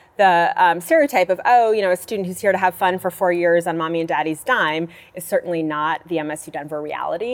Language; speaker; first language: English; native; English